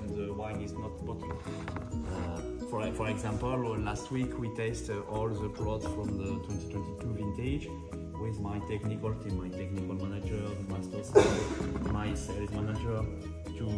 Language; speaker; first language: English; non-native, fluent; French